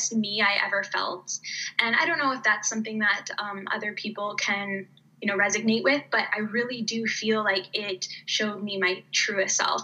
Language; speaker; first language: English; native; English